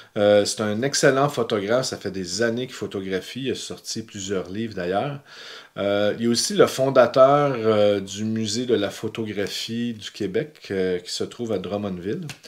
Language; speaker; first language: French; native; French